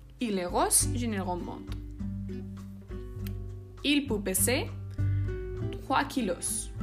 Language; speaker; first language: French; non-native, learner; Spanish